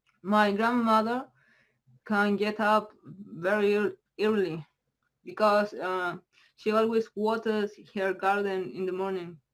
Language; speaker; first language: English; non-native, learner; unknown